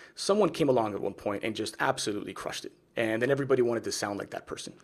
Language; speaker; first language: English; early bilingual, other home language; Spanish